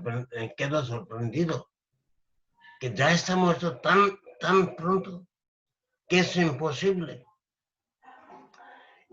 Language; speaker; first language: Spanish; non-native, learner; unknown